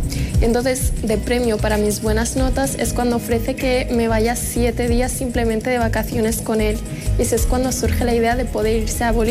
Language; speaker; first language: Spanish; early bilingual, other home language; Arabic